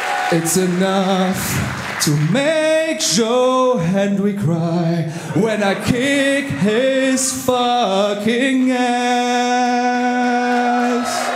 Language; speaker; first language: English; non-native, fluent; German